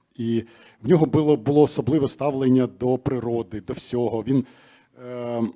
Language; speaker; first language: Ukrainian; native; Ukrainian